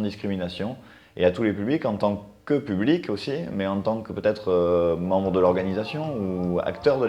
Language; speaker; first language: French; native; French